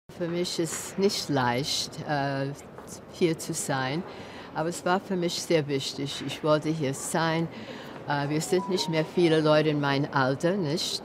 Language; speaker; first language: German; early bilingual, heritage; German